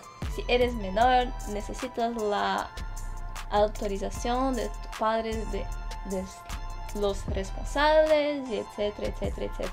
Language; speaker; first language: Spanish; non-native, fluent; Portuguese